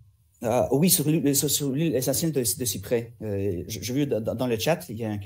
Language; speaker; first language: French; non-native, fluent; Russian